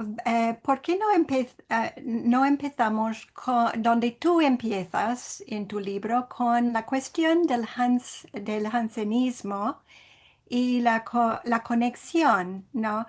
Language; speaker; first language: Spanish; non-native, fluent; English